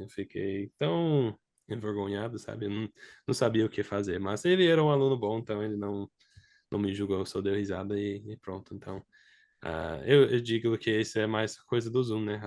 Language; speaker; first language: Portuguese; non-native, fluent; English